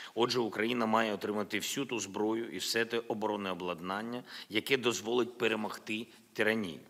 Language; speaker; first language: Ukrainian; non-native, local second language; Russian